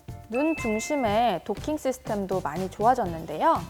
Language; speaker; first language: Korean; native; Korean